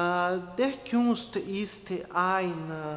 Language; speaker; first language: German; non-native, learner; Portuguese